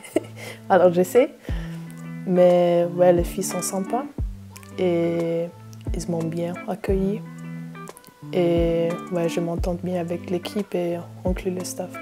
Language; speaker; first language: French; non-native, learner; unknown